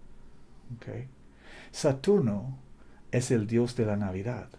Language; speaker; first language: Spanish; non-native, fluent; English